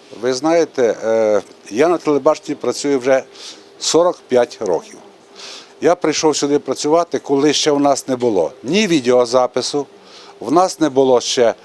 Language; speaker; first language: Ukrainian; native; Ukrainian